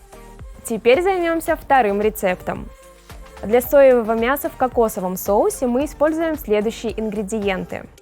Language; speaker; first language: Russian; native; Russian